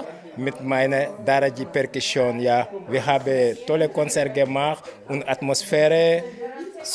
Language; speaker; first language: German; non-native, learner; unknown